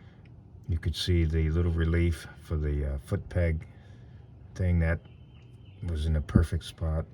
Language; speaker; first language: English; native; English